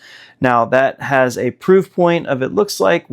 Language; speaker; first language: English; native; English